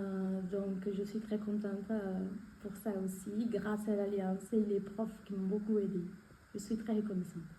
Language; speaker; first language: French; non-native, fluent; Portuguese